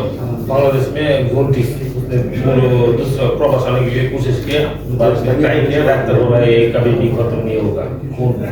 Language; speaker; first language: Hindi; non-native, local second language; Bangla